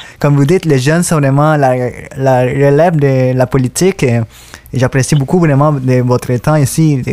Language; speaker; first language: French; native; French